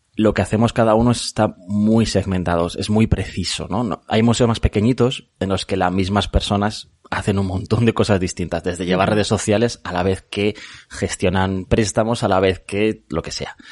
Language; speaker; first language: Spanish; native; Spanish